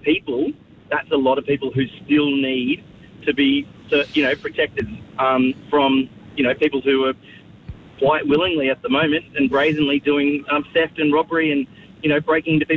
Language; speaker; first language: English; native; English